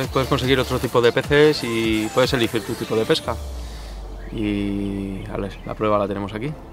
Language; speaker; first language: Spanish; native; Spanish